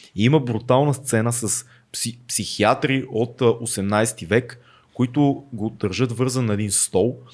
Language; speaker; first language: Bulgarian; native; Bulgarian